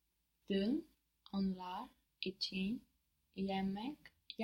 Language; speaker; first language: Turkish; non-native, learner; English